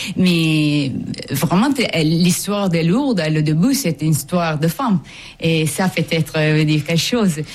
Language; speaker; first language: French; non-native, fluent; Italian